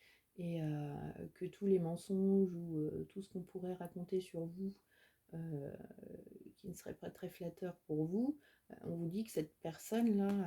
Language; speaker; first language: French; native; French